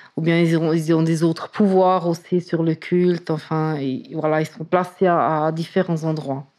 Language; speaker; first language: French; native; French